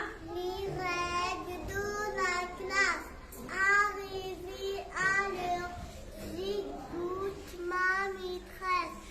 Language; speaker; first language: French; non-native, learner; Rundi